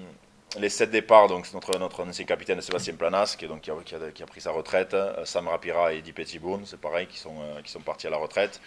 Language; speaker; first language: French; native; French